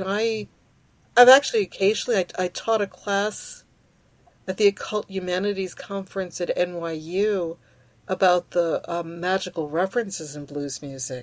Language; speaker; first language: English; early bilingual, other home language; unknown